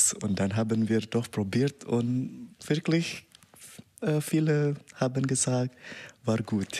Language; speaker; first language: German; non-native, learner; Indonesian